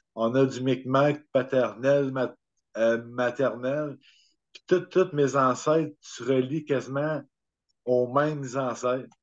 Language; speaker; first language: French; native; French